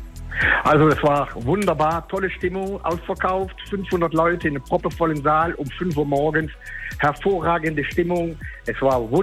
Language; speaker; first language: German; native; German